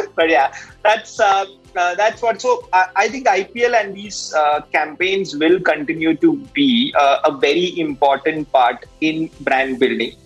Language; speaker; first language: English; non-native, local second language; Malayalam